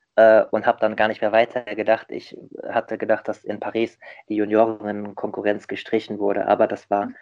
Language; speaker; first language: German; native; German